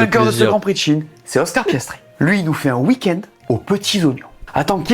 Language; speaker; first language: French; native; French